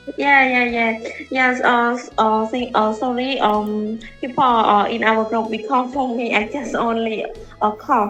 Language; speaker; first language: English; non-native, learner; Khmer